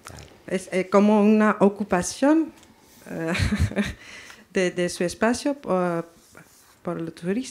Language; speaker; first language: Spanish; non-native, fluent; French